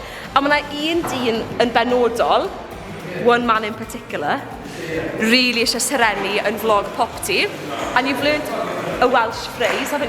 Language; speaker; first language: Welsh; native; Welsh